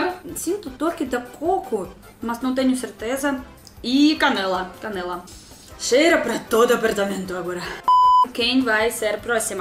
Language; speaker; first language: Portuguese; non-native, learner; Russian